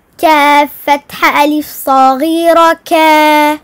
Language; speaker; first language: Arabic; non-native, learner; French